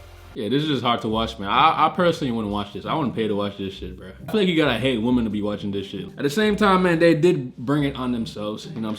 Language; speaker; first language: English; native; English